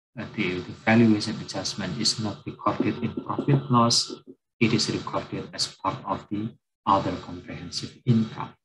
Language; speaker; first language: English; non-native, fluent; Indonesian